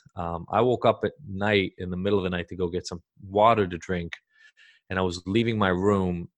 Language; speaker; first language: English; early bilingual, other home language; Hebrew